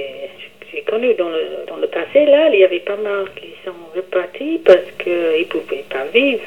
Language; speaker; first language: French; non-native, fluent; English